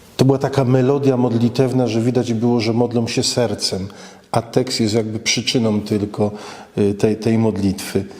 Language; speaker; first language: Polish; native; Polish